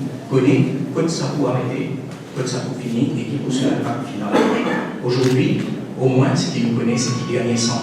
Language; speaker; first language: French; non-native, local second language; Morisyen